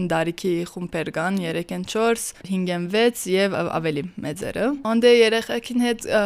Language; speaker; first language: Armenian; early bilingual, heritage; Armenian